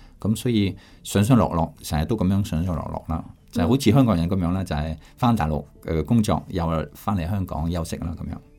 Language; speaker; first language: Chinese; non-native, fluent; French